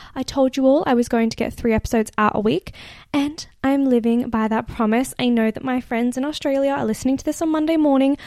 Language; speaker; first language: English; native; English